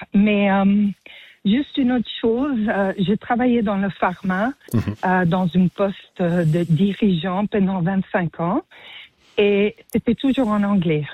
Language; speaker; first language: French; non-native, fluent; English